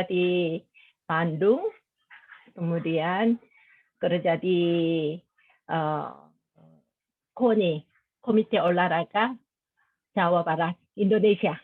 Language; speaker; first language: Indonesian; non-native, fluent; Korean